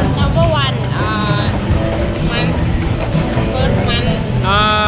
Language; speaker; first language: English; non-native, learner; Thai